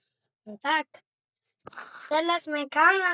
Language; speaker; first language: Polish; early bilingual, heritage; Polish